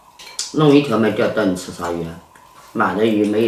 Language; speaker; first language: Chinese; native; Chinese